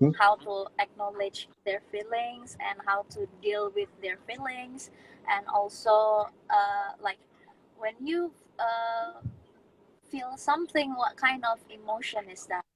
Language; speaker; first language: English; non-native, fluent; Indonesian